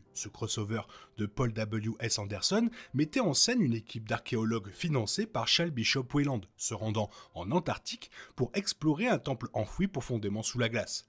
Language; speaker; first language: French; native; French